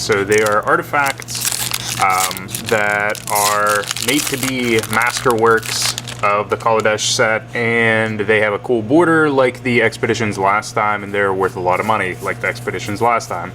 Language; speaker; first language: English; native; English